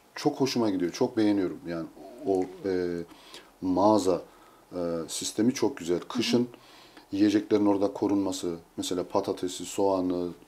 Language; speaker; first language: Turkish; native; Turkish